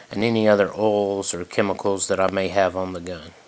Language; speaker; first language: English; native; English